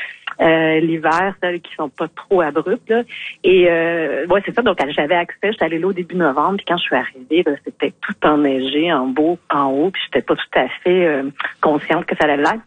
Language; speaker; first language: French; native; French